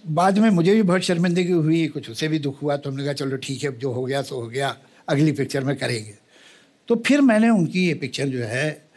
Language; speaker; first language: Hindi; native; Hindi